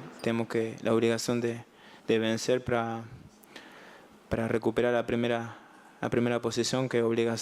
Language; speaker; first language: Portuguese; non-native, learner; Spanish